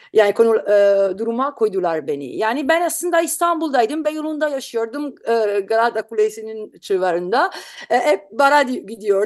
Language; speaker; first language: Turkish; non-native, learner; Italian